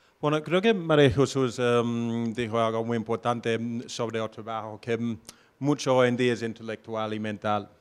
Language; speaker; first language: Spanish; non-native, fluent; English